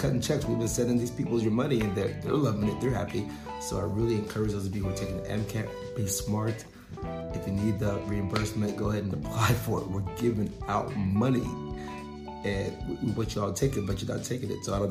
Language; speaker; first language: English; native; English